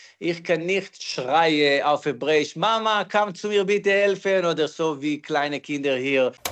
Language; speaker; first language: German; non-native, learner; Hebrew